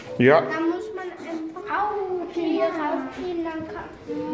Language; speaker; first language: German; early bilingual, other home language; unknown